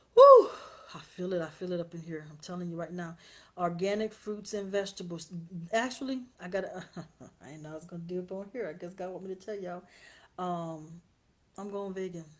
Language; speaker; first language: English; native; English